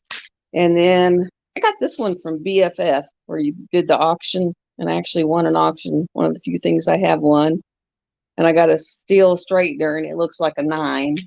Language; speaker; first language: English; native; English